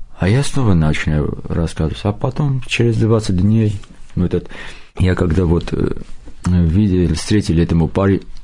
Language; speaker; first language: Russian; non-native, local second language; Armenian